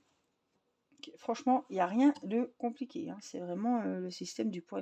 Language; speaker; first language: French; native; French